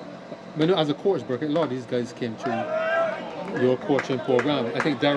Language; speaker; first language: English; native; English